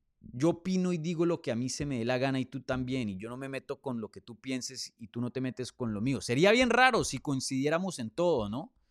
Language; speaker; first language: Spanish; native; Spanish